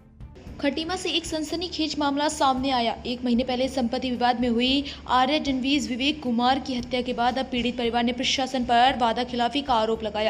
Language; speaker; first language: Hindi; native; Hindi